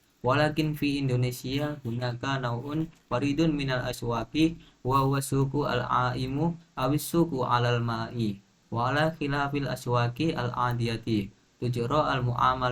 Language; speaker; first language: Arabic; non-native, learner; Indonesian